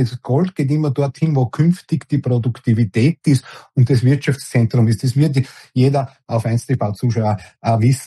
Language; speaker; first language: German; native; German